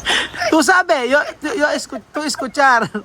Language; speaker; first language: Spanish; non-native, learner; Filipino